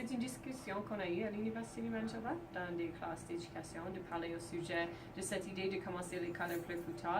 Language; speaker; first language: French; non-native, fluent; English